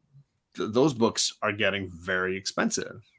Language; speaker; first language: English; native; English